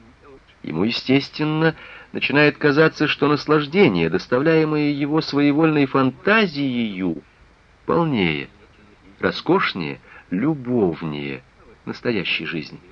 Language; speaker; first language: Russian; native; Russian